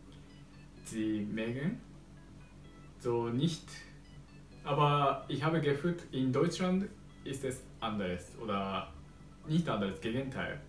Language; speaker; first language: German; non-native, learner; Japanese